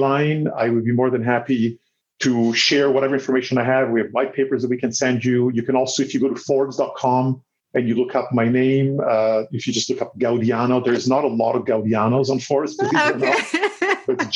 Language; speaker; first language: English; non-native, fluent; Italian